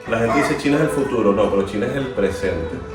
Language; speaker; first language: Spanish; native; Spanish